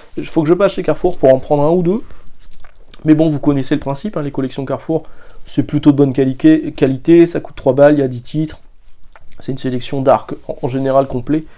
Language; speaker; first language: French; native; French